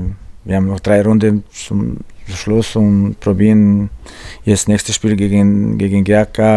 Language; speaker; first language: German; non-native, learner; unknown